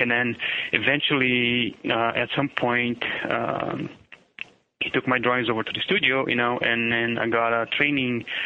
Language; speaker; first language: English; non-native, fluent; Portuguese